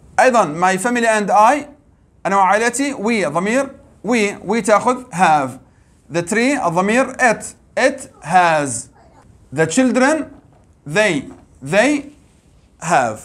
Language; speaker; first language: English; non-native, fluent; Arabic